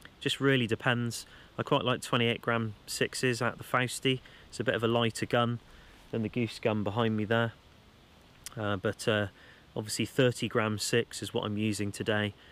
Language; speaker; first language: English; native; English